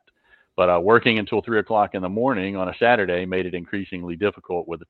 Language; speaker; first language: English; native; English